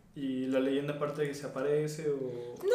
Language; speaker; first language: Spanish; native; Spanish